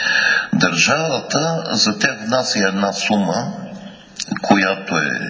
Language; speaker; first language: Bulgarian; native; Bulgarian